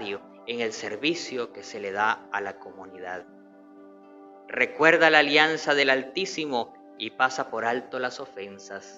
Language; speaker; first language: Spanish; native; Spanish